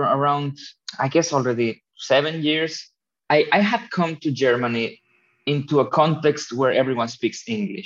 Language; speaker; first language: English; non-native, fluent; Spanish